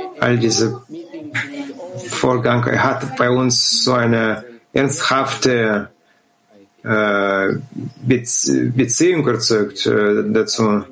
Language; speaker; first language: German; non-native, fluent; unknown